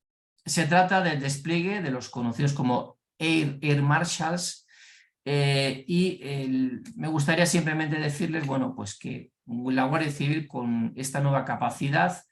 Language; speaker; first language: Spanish; native; Spanish